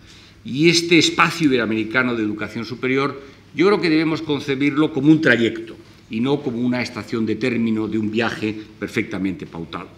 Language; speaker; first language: Spanish; native; Spanish